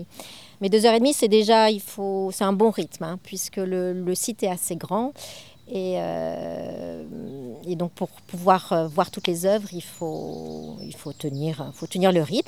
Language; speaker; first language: French; native; French